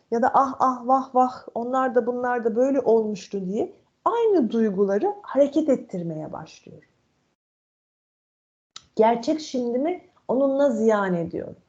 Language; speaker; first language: Turkish; native; Turkish